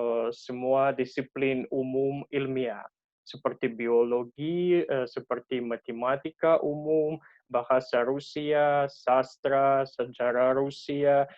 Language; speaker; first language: Indonesian; non-native, fluent; Russian